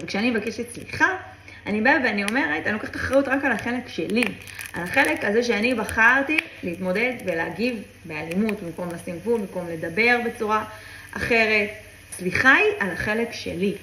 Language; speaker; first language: Hebrew; native; Hebrew